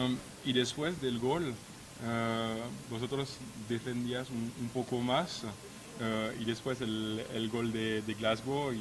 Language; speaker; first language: Spanish; non-native, learner; French